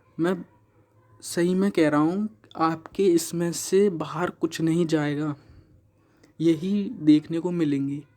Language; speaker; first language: Hindi; native; Hindi